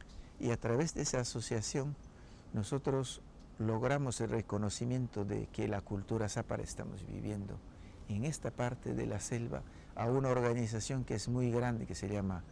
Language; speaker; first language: Spanish; non-native, local second language; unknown